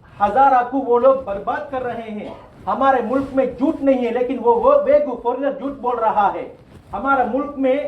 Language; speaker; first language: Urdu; non-native, local second language; Tamil